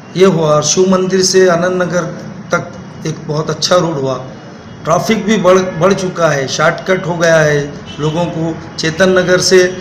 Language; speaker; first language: Hindi; non-native, local second language; Urdu